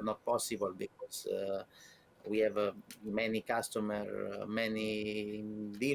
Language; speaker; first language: English; non-native, learner; Italian